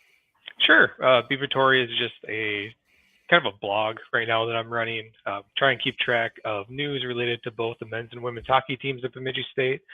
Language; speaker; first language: English; native; English